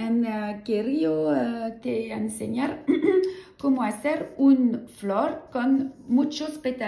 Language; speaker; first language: Spanish; non-native, learner; French